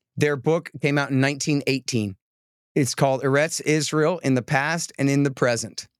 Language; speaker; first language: English; native; English